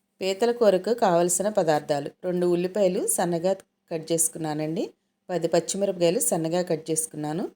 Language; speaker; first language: Telugu; native; Telugu